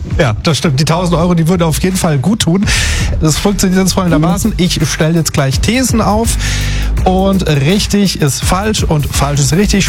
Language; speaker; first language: German; native; German